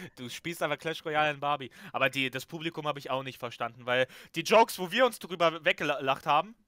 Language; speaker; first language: German; early bilingual, other home language; Ukrainian